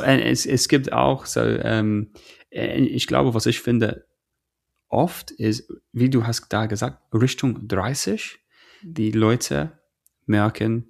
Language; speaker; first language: German; non-native, fluent; English